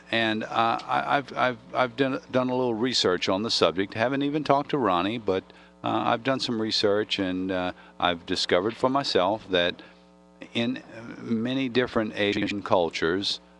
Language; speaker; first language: English; native; English